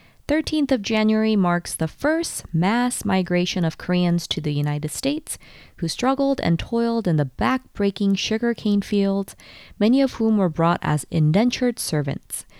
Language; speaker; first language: English; early bilingual, other home language; Korean